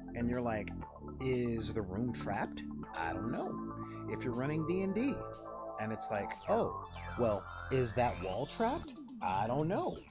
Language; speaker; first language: English; native; English